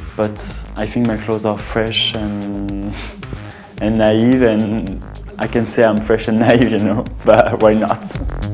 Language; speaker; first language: English; non-native, fluent; French